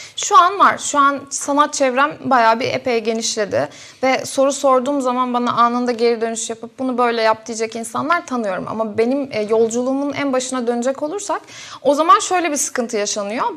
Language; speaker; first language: Turkish; native; Turkish